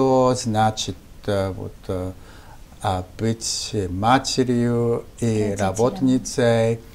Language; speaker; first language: Russian; non-native, fluent; Japanese